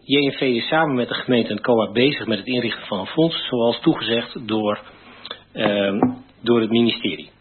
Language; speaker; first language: Dutch; native; Dutch